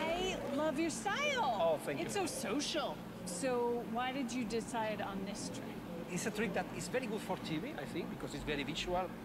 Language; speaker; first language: English; non-native, fluent; Spanish